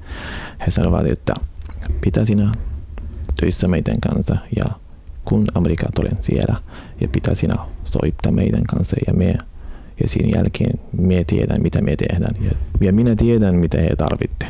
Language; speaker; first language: Finnish; non-native, learner; Arabic